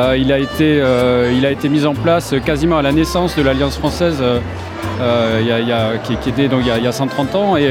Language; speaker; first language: French; native; French